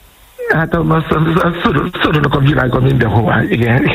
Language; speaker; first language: Hungarian; non-native, fluent; Yoruba